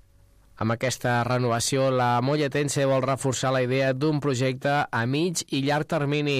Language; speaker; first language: Catalan; native; Catalan